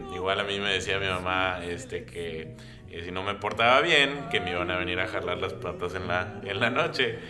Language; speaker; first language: Spanish; early bilingual, heritage; Spanish